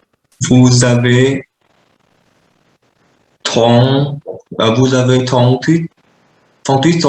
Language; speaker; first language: French; non-native, learner; Vietnamese